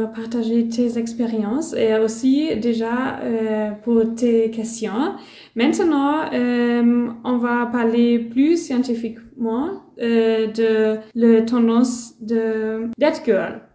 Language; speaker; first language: French; non-native, learner; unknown